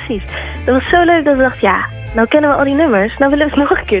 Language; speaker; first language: Dutch; native; Dutch